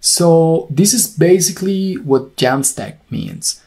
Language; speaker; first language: English; non-native, fluent; Spanish